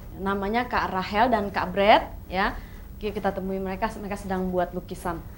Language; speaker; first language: Indonesian; native; Indonesian